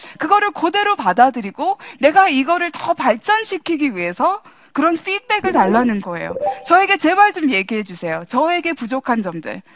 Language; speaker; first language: Korean; early bilingual, heritage; English